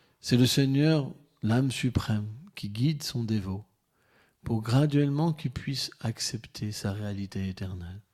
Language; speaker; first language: French; native; French